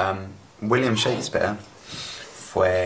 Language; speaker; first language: Spanish; non-native, learner; English